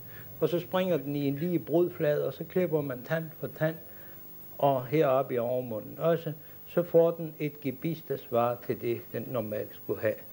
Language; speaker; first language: Danish; native; Danish